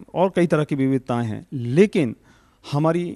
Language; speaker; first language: Hindi; native; Hindi